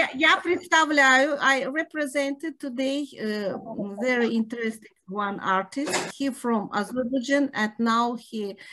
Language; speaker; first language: English; non-native, learner; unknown